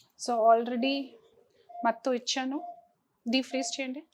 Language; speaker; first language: Telugu; non-native, fluent; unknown